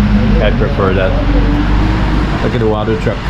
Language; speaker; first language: English; native; English